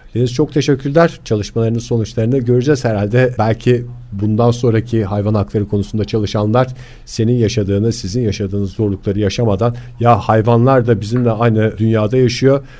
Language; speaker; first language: Turkish; native; Turkish